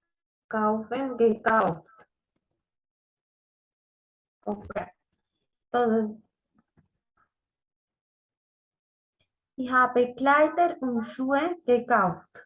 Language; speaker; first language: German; non-native, fluent; Spanish